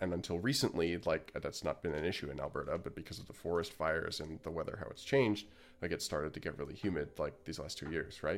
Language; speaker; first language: English; native; English